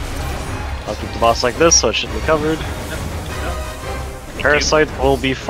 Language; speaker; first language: English; native; English